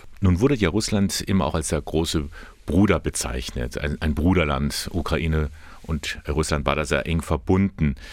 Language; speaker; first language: German; native; German